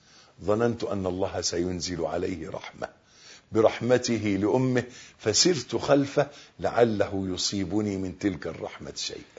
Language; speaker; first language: Arabic; native; Arabic